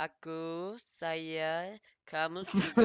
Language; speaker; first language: Indonesian; non-native, learner; Turkish